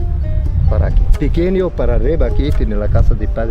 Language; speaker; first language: Spanish; non-native, learner; Arabic